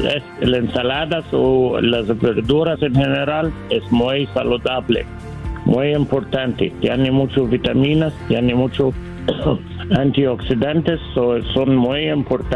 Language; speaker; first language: Spanish; non-native, learner; English